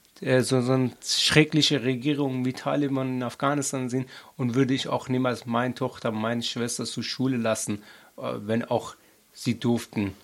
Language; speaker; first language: German; non-native, learner; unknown